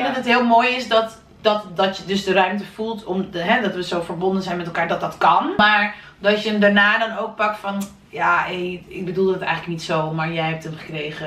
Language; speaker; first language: Dutch; native; Dutch